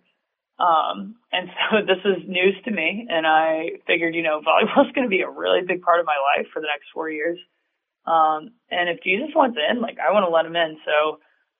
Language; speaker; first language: English; native; English